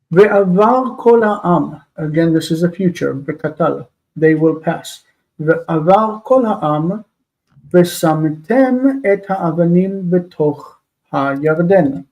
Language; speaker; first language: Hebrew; non-native, fluent; English